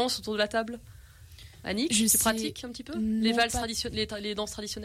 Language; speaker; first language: French; native; French